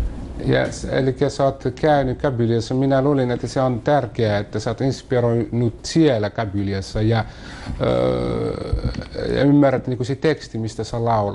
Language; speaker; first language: Finnish; non-native, learner; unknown